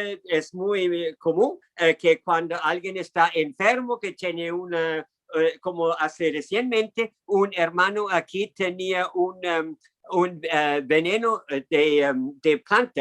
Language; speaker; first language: Spanish; non-native, fluent; English